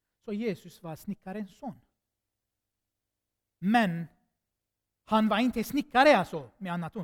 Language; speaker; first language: Swedish; non-native, fluent; Armenian